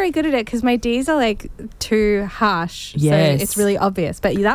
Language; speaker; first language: English; native; English